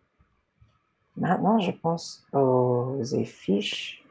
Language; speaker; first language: French; non-native, fluent; English